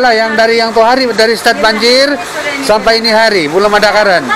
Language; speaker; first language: Malay; native; Malay